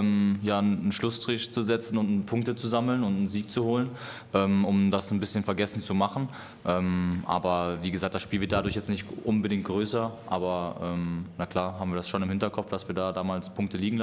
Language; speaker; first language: German; native; German